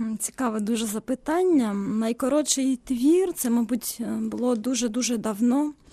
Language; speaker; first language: Ukrainian; non-native, local second language; Russian